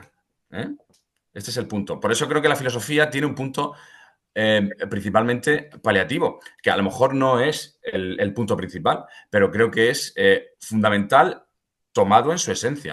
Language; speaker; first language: Spanish; native; Spanish